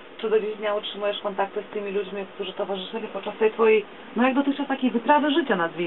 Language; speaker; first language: Polish; native; Polish